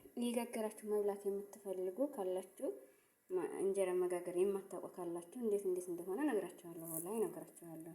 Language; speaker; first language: Amharic; native; Amharic